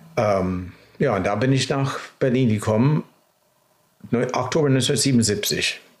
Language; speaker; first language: German; non-native, fluent; English